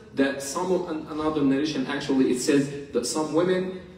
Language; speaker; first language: English; non-native, fluent; Arabic